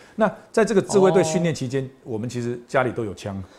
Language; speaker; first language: Chinese; non-native, local second language; Min Nan Chinese